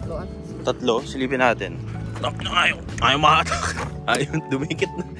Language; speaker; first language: Filipino; native; Filipino